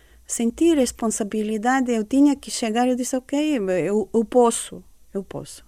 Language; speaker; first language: Portuguese; non-native, fluent; Estonian